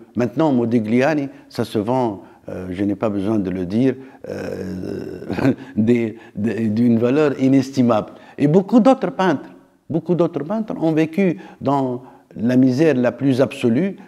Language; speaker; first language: French; non-native, local second language; Arabic